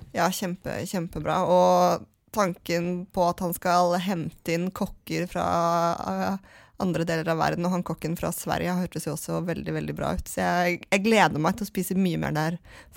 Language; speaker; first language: Norwegian; native; Norwegian